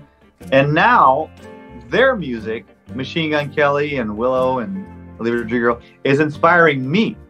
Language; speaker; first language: English; non-native, local second language; French